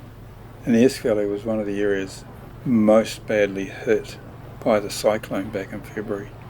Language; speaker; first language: English; native; English